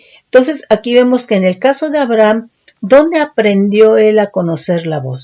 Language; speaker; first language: Spanish; native; Spanish